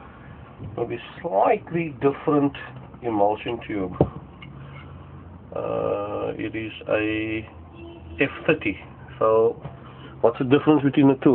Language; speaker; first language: English; native; English